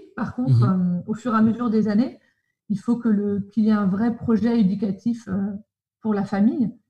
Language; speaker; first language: French; native; French